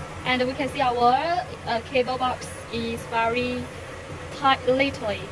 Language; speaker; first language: English; non-native, learner; Chinese